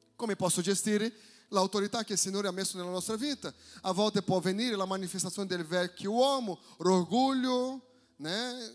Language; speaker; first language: Italian; non-native, fluent; Portuguese